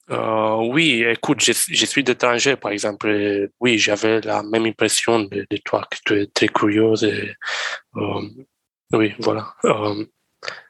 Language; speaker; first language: French; non-native, learner; Romanian